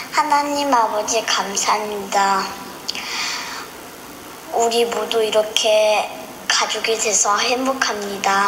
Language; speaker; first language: Korean; early bilingual, heritage; Korean